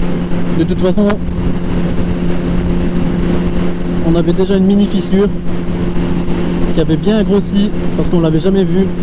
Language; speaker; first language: French; native; French